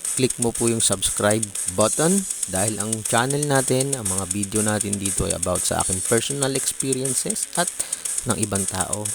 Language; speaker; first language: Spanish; non-native, learner; Filipino